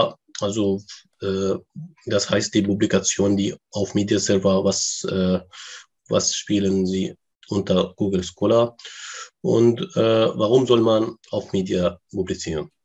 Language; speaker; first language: German; non-native, learner; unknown